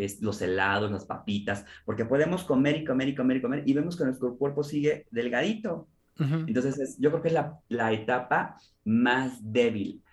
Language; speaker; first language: Spanish; native; Spanish